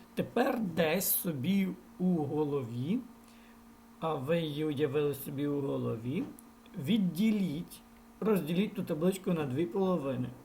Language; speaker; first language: Ukrainian; non-native, local second language; Russian